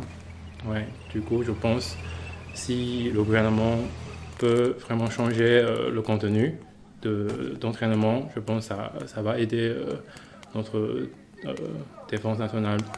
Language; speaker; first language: French; non-native, fluent; Chinese